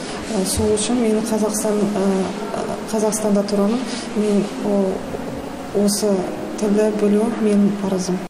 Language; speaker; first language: Kazakh; non-native, local second language; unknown